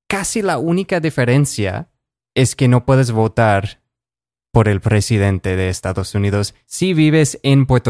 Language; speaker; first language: Spanish; non-native, fluent; English